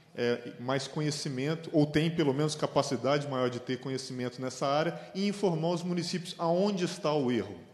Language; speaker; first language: Portuguese; native; Portuguese